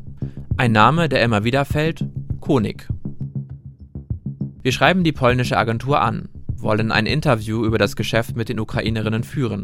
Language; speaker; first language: German; native; German